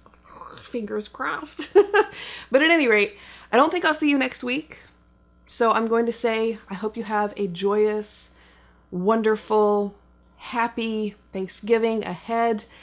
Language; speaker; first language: English; native; English